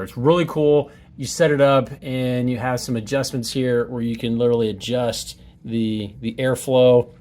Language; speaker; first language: English; native; English